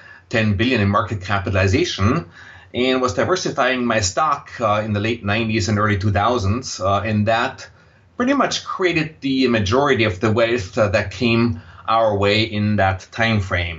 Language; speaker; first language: English; non-native, fluent; German